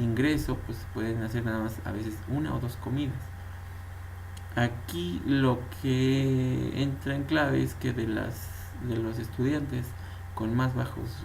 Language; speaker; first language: Spanish; native; Spanish